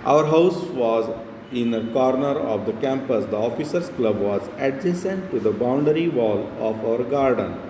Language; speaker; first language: English; non-native, local second language; Marathi